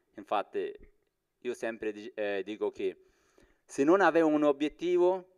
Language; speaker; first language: Italian; non-native, fluent; Persian